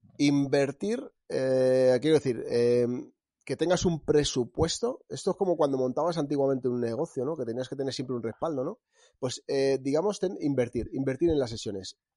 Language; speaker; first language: Spanish; native; Spanish